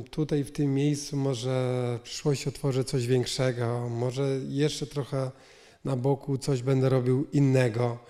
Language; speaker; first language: Polish; native; Polish